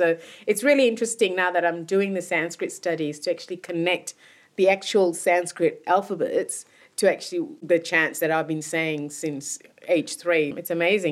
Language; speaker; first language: English; non-native, local second language; Tamil